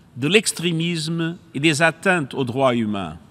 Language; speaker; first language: French; non-native, fluent; Portuguese